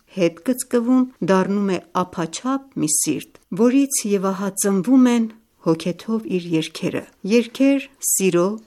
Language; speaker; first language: Armenian; early bilingual, heritage; Armenian